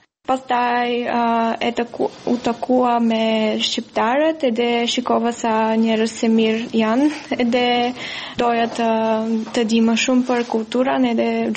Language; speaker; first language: Albanian; non-native, learner; Bulgarian